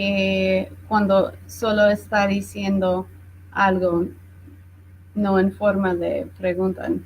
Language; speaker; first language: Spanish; non-native, fluent; English